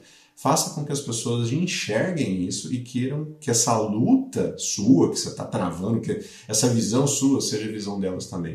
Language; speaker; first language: Portuguese; native; Portuguese